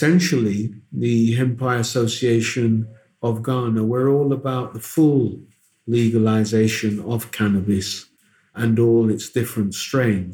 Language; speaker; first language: English; non-native, local second language; Akan